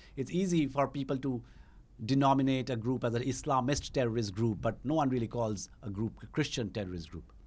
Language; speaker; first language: English; non-native, local second language; Bangla